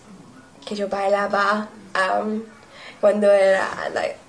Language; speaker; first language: Spanish; non-native, learner; English